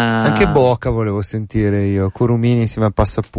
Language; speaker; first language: Italian; native; Italian